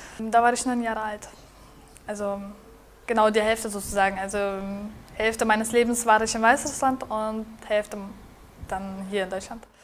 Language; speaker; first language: German; early bilingual, other home language; Russian